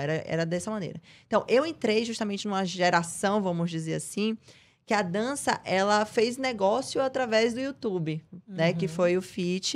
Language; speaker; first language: Portuguese; native; Portuguese